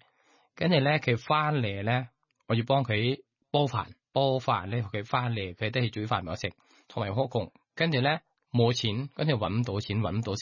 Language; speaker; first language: Cantonese; non-native, learner; Thai